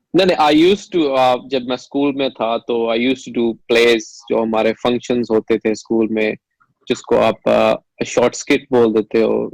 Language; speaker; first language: Hindi; non-native, local second language; Punjabi